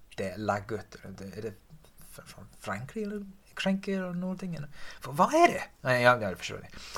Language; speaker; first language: Swedish; non-native, fluent; English